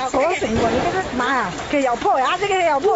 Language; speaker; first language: Chinese; native; Chinese